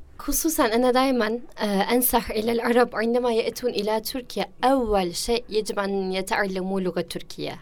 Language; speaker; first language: Arabic; non-native, fluent; Turkish